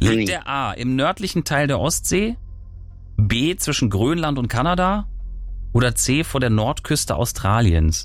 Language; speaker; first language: German; native; German